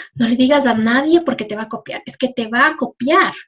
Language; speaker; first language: Spanish; native; Spanish